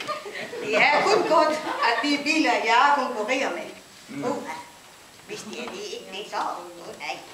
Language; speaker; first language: Danish; non-native, learner; Filipino